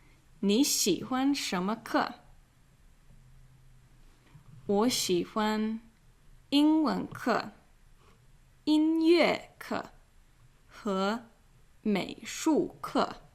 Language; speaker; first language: Chinese; non-native, fluent; English